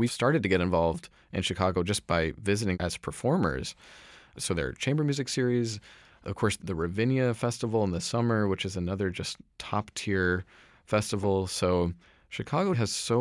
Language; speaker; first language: English; native; English